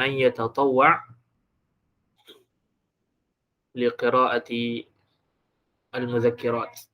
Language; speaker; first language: Arabic; non-native, fluent; Malay